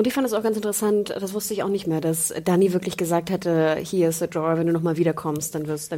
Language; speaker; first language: German; native; German